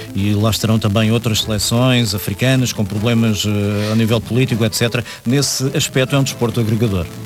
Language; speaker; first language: Portuguese; native; Portuguese